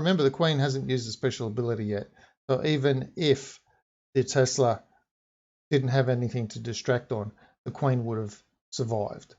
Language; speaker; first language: English; native; English